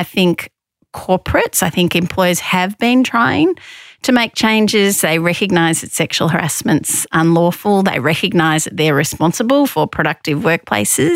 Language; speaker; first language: English; native; English